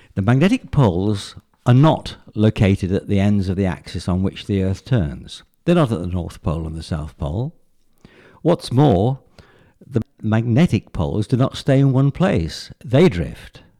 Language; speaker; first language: English; native; English